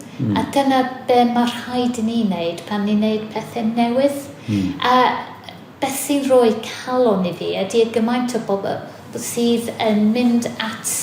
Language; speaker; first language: Welsh; non-native, fluent; English